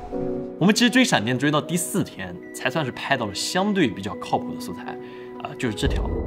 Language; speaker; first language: Chinese; native; Chinese